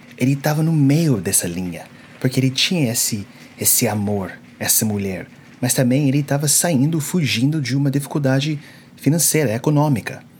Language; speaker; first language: Portuguese; non-native, fluent; English